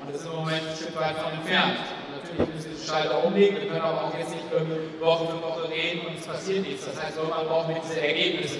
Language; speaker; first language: German; native; German